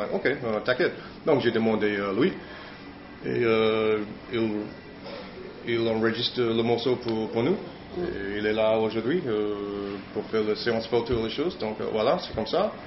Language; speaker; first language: French; non-native, learner; English